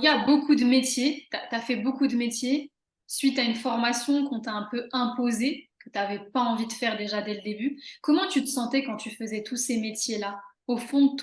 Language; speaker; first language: French; native; French